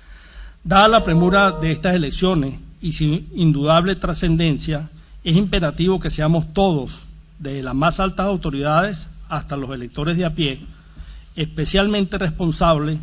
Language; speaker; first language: Spanish; native; Spanish